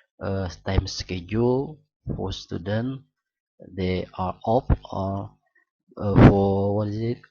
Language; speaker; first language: English; non-native, learner; Indonesian